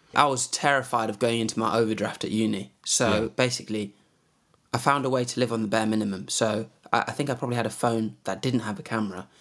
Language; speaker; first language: English; native; English